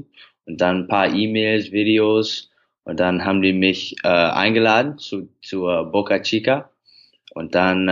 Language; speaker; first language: German; early bilingual, heritage; English